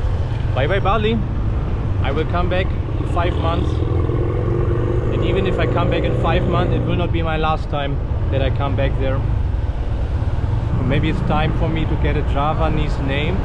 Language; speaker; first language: English; non-native, fluent; German